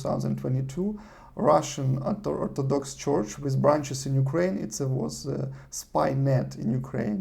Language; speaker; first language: English; non-native, learner; Russian